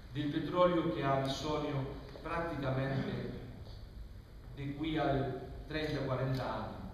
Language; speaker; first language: Italian; non-native, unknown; Spanish